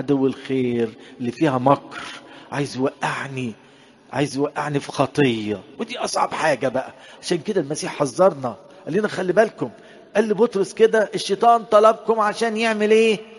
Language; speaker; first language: Arabic; native; Arabic